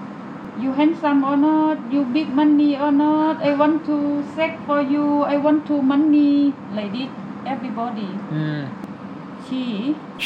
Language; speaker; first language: English; non-native, learner; Thai